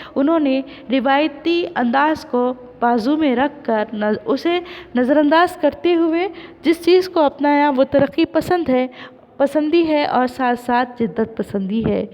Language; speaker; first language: Urdu; native; Urdu